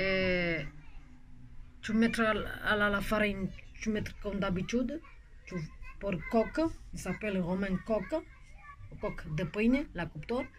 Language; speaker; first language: French; non-native, local second language; Romanian